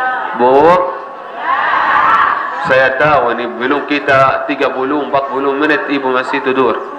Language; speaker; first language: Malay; non-native, learner; Arabic